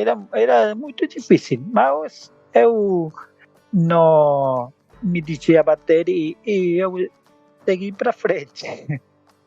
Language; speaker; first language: Portuguese; non-native, learner; Spanish